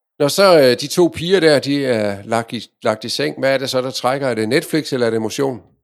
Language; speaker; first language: Danish; native; Danish